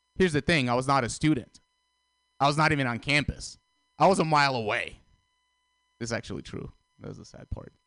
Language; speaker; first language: English; early bilingual, other home language; Russian